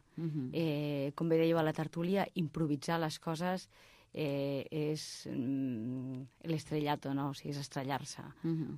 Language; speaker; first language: Catalan; native; Catalan